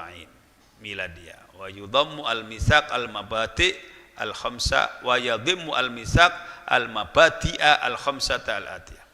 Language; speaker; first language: Arabic; non-native, fluent; Javanese